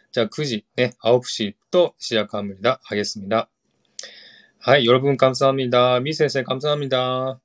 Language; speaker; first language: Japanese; non-native, fluent; Korean